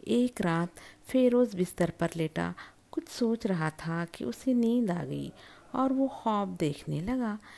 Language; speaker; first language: Urdu; native; Urdu